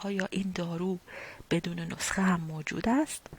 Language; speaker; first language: Persian; native; Persian